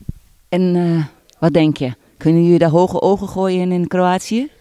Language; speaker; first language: Dutch; native; Dutch